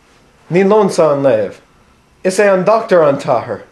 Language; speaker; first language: Irish; non-native, learner; English